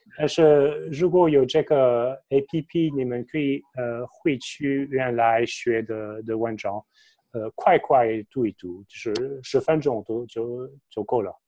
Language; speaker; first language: Chinese; non-native, fluent; French